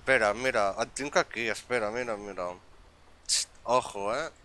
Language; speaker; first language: Spanish; non-native, local second language; Catalan